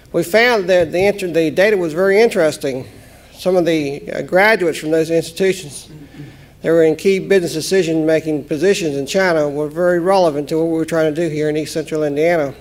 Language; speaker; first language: English; native; English